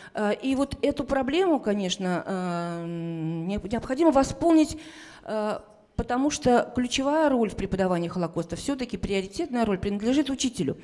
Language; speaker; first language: Russian; native; Russian